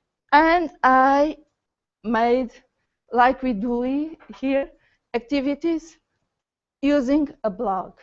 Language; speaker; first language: English; non-native, learner; Portuguese